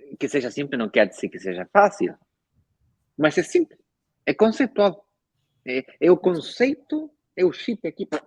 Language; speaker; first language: Portuguese; non-native, fluent; Spanish